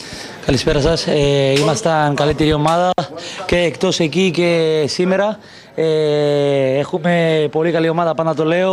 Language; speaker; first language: Greek; non-native, learner; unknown